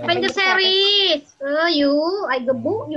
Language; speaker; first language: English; non-native, learner; Indonesian